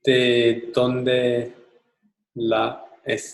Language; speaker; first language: Spanish; non-native, learner; English